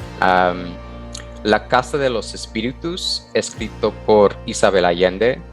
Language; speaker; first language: Spanish; non-native, fluent; English